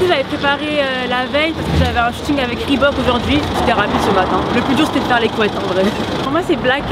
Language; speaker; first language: French; native; French